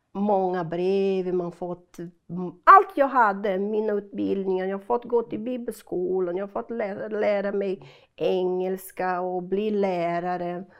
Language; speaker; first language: Swedish; non-native, fluent; Portuguese